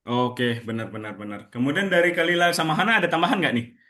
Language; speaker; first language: Indonesian; native; Indonesian